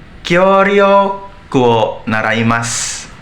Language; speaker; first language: Japanese; non-native, learner; Indonesian